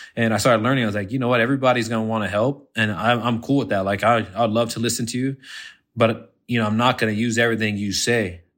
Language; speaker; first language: English; native; English